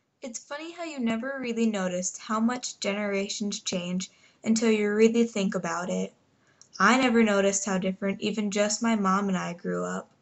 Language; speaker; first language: English; native; English